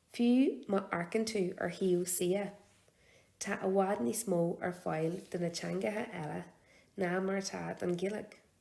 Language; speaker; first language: Irish; non-native, local second language; English